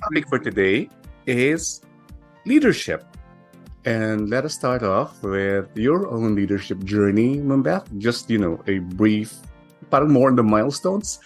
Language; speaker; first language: English; non-native, local second language; Filipino